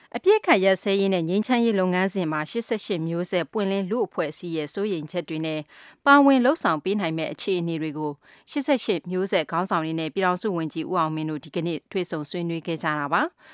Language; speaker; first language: Burmese; native; Burmese